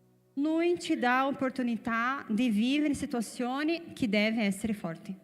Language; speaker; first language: Italian; non-native, fluent; Portuguese